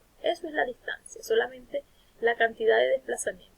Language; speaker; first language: Spanish; native; Spanish